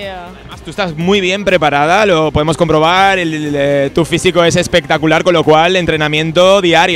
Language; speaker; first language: Spanish; native; Spanish